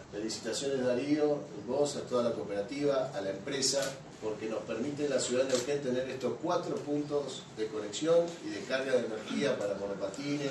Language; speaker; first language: Spanish; native; Spanish